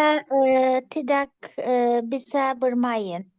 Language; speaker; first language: Indonesian; non-native, learner; Turkish